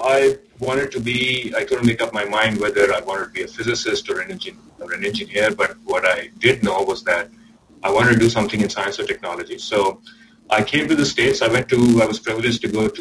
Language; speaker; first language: English; non-native, local second language; Urdu